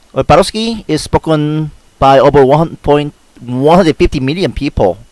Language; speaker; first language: English; non-native, fluent; Korean